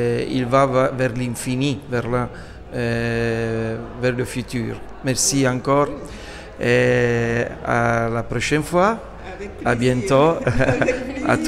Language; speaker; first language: French; non-native, learner; Italian